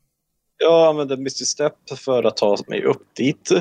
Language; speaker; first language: Swedish; non-native, fluent; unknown